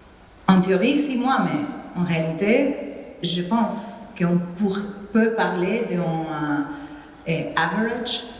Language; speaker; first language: French; non-native, fluent; Spanish